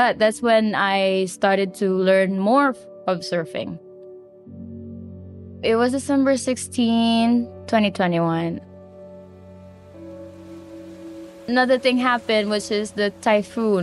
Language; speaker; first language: English; non-native, local second language; Cebuano